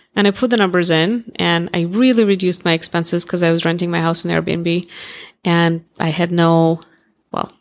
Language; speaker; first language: English; non-native, fluent; Russian